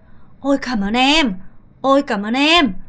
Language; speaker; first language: Vietnamese; non-native, fluent; Korean